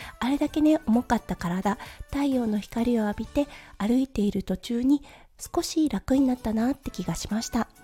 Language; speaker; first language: Japanese; native; Japanese